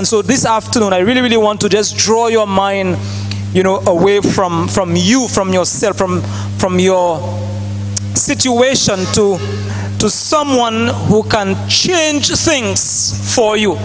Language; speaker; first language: English; non-native, local second language; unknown